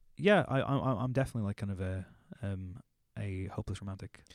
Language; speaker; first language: English; native; English